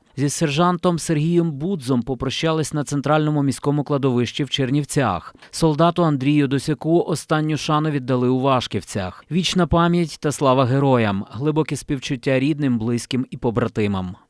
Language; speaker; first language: Ukrainian; native; Ukrainian